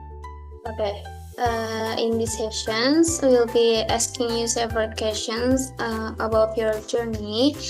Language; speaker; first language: English; non-native, learner; Indonesian